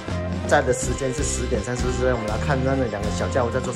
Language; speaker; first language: Chinese; native; Chinese